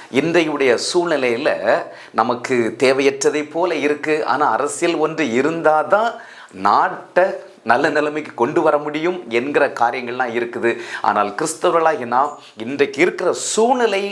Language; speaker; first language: Tamil; native; Tamil